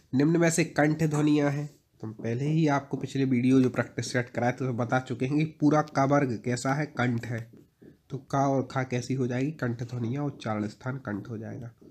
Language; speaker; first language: Hindi; native; Hindi